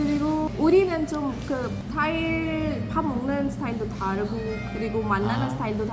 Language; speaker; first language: Korean; non-native, learner; Hindi